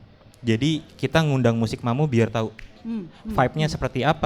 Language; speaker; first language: Indonesian; native; Indonesian